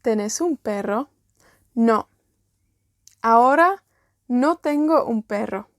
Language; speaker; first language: Spanish; non-native, fluent; Welsh